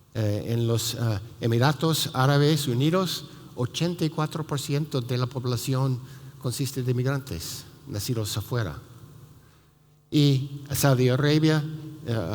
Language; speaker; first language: Spanish; non-native, fluent; English